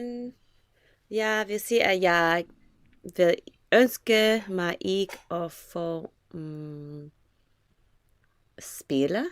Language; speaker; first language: Danish; non-native, learner; English